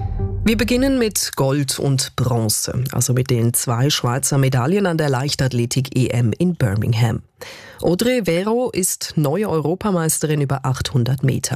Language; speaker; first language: German; native; German